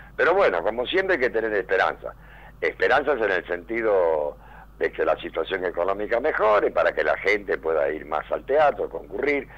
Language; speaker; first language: Spanish; native; Spanish